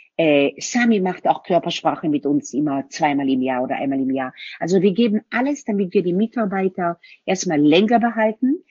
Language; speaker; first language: German; non-native, fluent; Hebrew